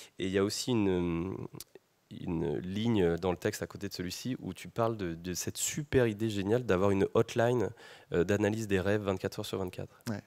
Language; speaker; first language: French; native; French